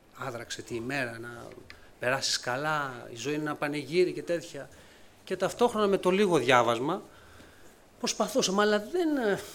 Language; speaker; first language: Greek; native; Greek